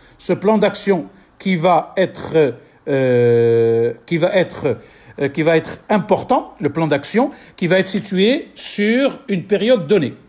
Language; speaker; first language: French; non-native, local second language; Arabic